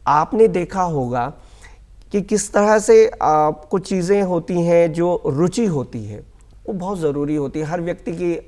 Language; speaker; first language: Hindi; native; Hindi